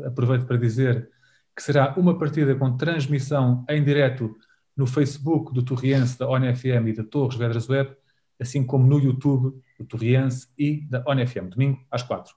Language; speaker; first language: Portuguese; native; Portuguese